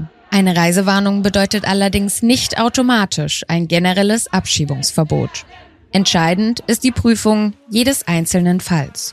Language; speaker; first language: German; native; German